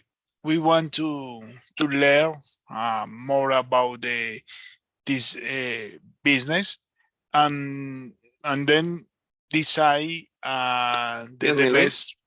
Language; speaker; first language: English; non-native, learner; Spanish